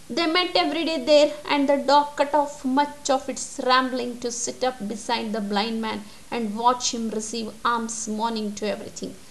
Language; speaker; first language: English; non-native, local second language; Kannada